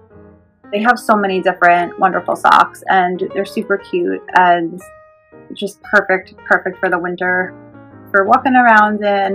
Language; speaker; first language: English; native; English